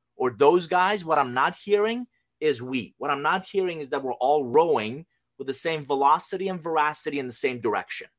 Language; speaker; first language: English; non-native, fluent; Persian